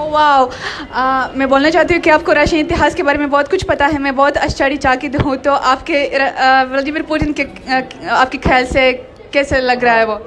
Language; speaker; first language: Hindi; non-native, fluent; Russian